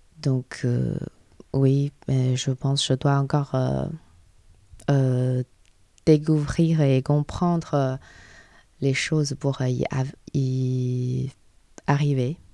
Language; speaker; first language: French; non-native, learner; Chinese